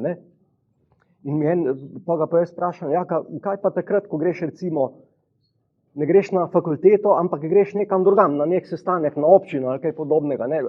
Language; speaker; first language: Slovenian; native; Slovenian